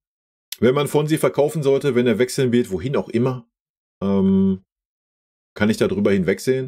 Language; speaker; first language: German; native; German